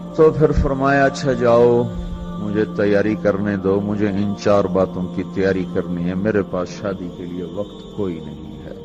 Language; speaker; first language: Urdu; non-native, local second language; Punjabi